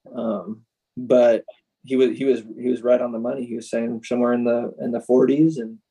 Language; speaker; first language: English; native; English